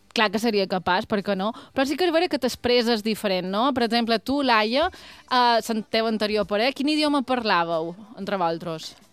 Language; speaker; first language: Catalan; native; Catalan